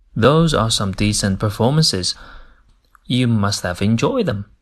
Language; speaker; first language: English; non-native, fluent; Chinese